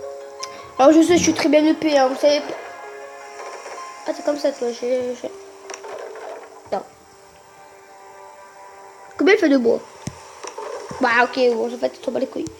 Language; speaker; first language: French; native; French